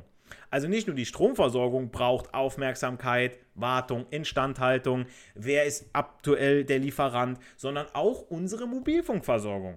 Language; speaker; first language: German; native; German